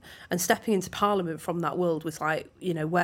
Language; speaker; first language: English; native; English